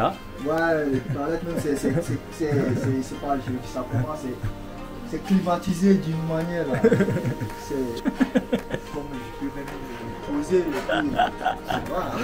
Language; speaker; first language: French; native; French